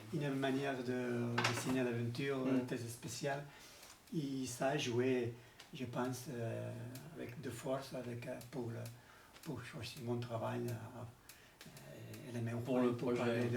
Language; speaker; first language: French; non-native, learner; Spanish